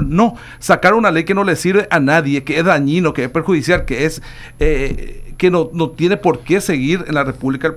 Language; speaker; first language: Spanish; native; Spanish